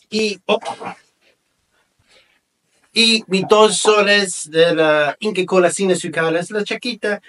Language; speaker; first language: Spanish; non-native, learner; English